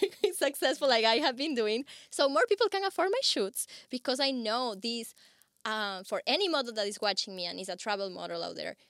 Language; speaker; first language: English; non-native, fluent; Spanish